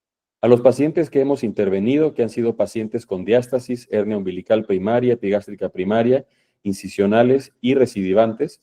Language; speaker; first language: Spanish; native; Spanish